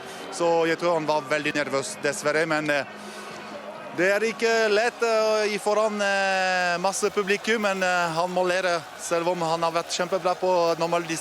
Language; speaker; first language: Norwegian; non-native, fluent; French